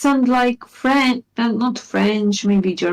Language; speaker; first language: English; non-native, learner; Hungarian